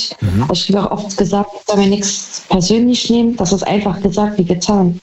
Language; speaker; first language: German; native; German